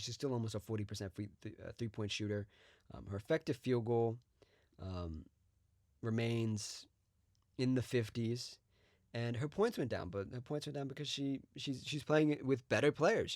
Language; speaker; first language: English; native; English